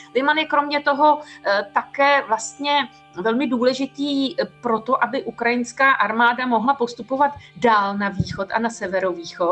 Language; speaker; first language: Czech; native; Czech